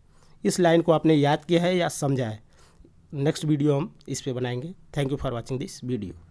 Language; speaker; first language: Hindi; native; Hindi